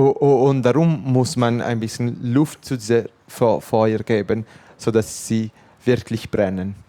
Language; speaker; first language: German; non-native, fluent; Italian